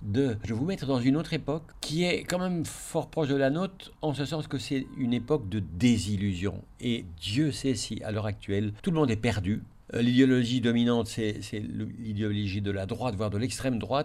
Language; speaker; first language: French; native; French